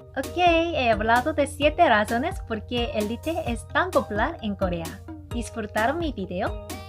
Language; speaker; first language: Spanish; non-native, learner; Korean